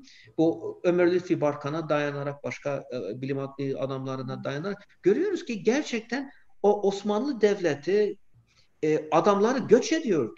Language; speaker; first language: Turkish; non-native, fluent; English